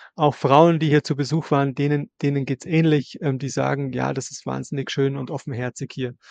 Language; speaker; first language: German; native; German